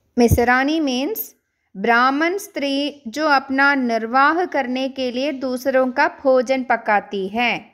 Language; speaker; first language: Hindi; non-native, local second language; Malayalam